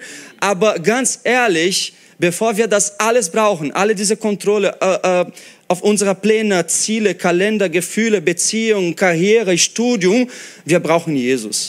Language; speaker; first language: German; non-native, fluent; Portuguese